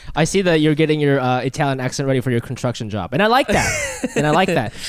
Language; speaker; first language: English; early bilingual, other home language; Japanese